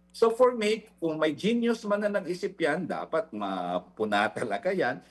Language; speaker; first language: Filipino; non-native, local second language; Hiligaynon